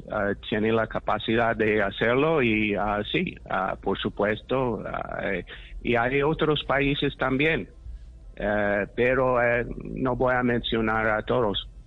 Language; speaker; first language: Spanish; non-native, fluent; English